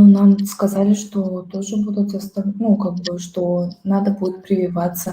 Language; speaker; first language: Russian; native; Russian